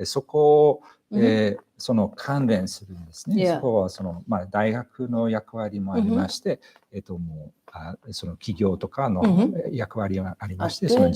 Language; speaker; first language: Japanese; non-native, fluent; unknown